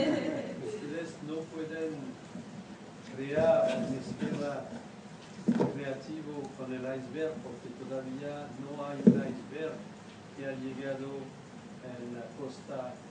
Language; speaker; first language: Spanish; non-native, fluent; French